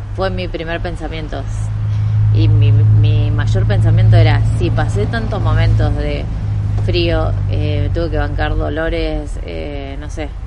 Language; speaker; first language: Spanish; native; Spanish